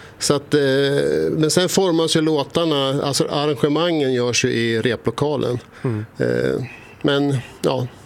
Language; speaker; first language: Swedish; native; Swedish